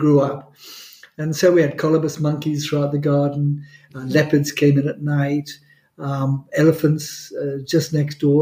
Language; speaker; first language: English; non-native, local second language; Swahili